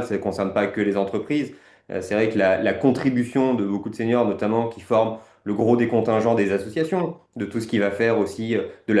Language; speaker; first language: French; native; French